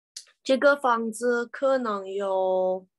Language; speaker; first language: Chinese; non-native, learner; English